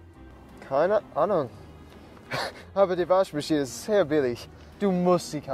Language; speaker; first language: German; non-native, learner; English